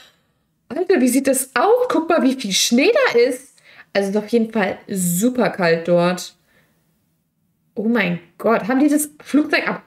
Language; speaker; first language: German; native; German